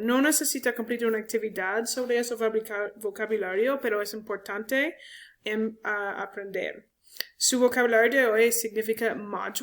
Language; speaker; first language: Spanish; non-native, learner; English